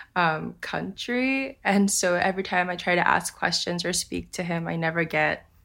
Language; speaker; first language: English; early bilingual, other home language; Japanese